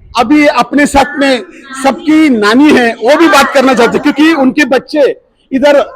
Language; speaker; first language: Hindi; non-native, local second language; Marathi